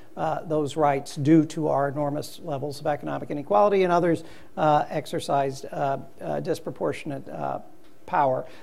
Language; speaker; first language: English; native; English